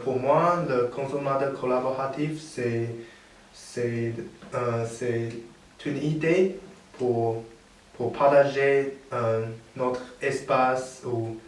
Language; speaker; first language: French; non-native, learner; Chinese